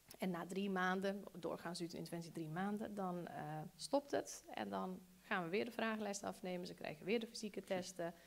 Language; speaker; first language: Dutch; early bilingual, other home language; Bosnian